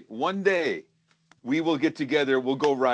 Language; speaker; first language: English; native; English